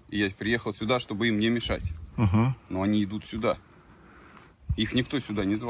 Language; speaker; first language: Russian; native; Russian